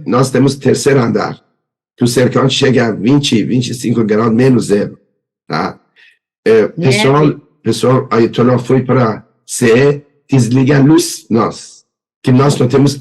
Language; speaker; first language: Portuguese; non-native, learner; Persian